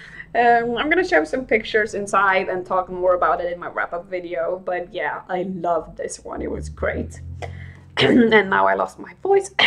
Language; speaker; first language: English; non-native, fluent; Swedish